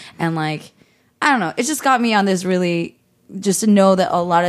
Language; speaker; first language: English; native; English